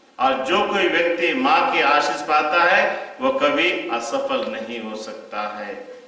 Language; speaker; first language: Hindi; non-native, local second language; Tamil